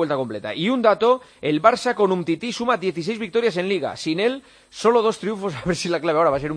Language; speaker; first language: Spanish; native; Spanish